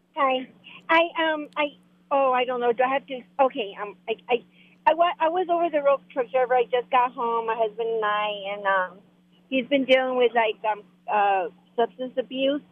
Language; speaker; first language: English; non-native, fluent; Spanish